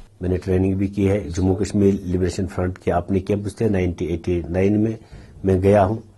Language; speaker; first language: Urdu; non-native, local second language; Kashmiri